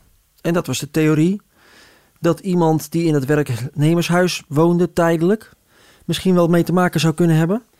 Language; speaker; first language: Dutch; native; Dutch